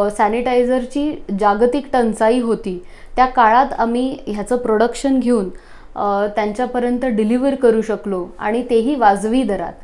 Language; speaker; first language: Marathi; native; Marathi